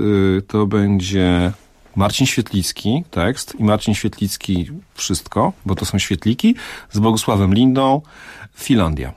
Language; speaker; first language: Polish; native; Polish